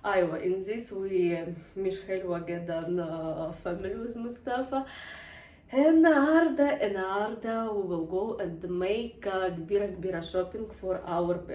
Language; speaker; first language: English; non-native, learner; Arabic